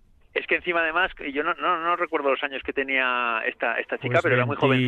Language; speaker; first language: Spanish; native; Spanish